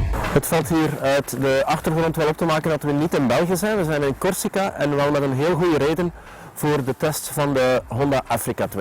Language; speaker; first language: Dutch; native; Dutch